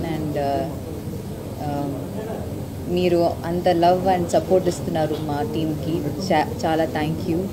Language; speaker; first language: Telugu; non-native, learner; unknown